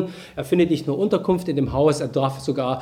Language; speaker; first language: German; native; German